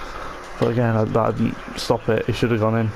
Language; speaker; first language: English; native; English